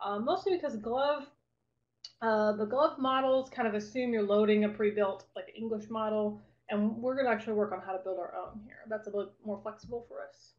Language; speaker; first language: English; native; English